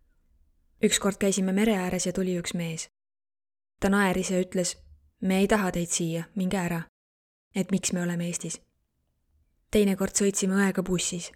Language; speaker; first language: Estonian; non-native, learner; Arabic